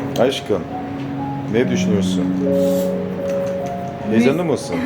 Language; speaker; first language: Turkish; non-native, learner; Korean